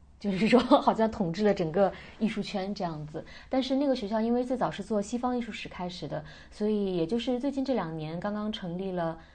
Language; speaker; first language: Chinese; native; Chinese